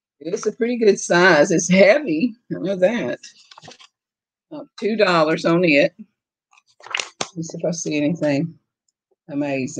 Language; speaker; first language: English; native; English